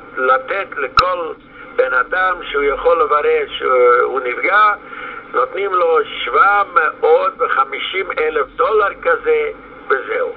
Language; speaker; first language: Hebrew; non-native, fluent; Yiddish